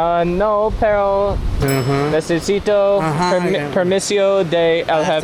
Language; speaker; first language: Spanish; non-native, learner; English